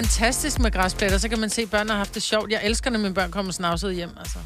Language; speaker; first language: Danish; native; Danish